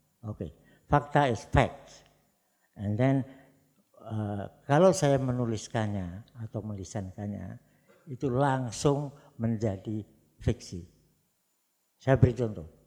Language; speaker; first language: Indonesian; non-native, local second language; Javanese